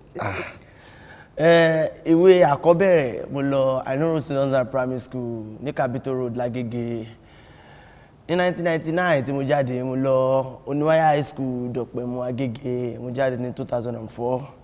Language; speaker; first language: Yoruba; native; Yoruba